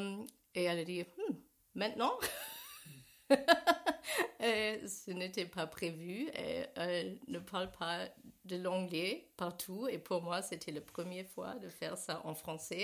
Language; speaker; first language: French; non-native, learner; German